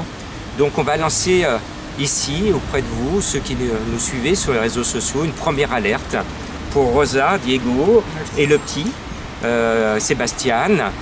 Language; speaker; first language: French; native; French